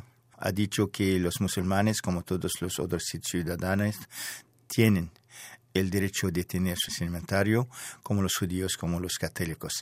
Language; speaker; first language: Spanish; non-native, fluent; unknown